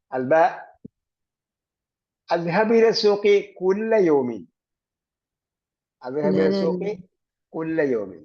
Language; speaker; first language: Arabic; non-native, fluent; Malayalam